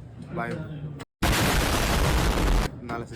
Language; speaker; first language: Kannada; non-native, local second language; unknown